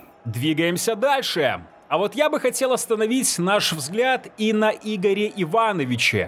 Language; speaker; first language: Russian; native; Russian